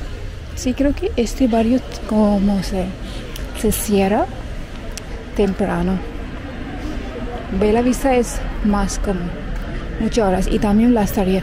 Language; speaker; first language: Spanish; non-native, learner; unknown